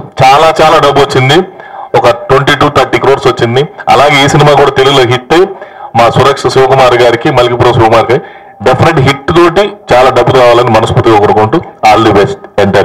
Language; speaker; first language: Telugu; native; Telugu